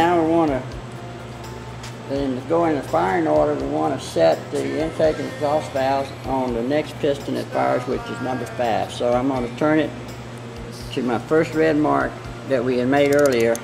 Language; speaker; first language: English; native; English